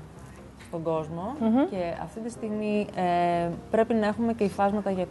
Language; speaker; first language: Greek; native; Greek